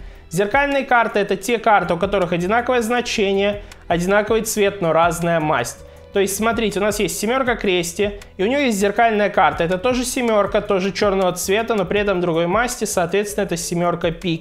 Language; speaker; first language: Russian; native; Russian